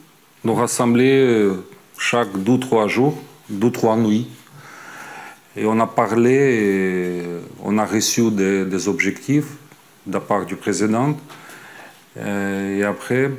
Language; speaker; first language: French; non-native, fluent; Ukrainian